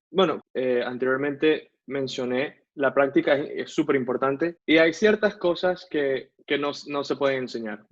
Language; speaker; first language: Spanish; native; Spanish